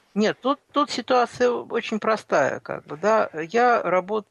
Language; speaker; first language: Russian; native; Russian